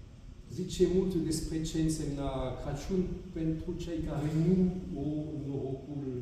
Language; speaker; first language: Romanian; non-native, fluent; French